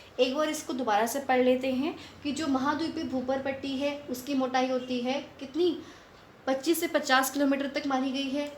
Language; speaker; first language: Hindi; native; Hindi